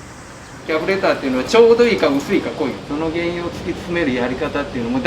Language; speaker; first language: Japanese; native; Japanese